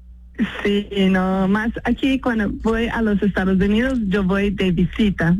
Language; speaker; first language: Spanish; non-native, fluent; English